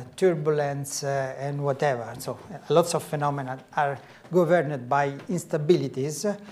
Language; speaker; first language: English; non-native, fluent; Italian